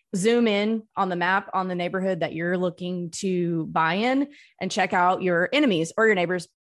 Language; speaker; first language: English; native; English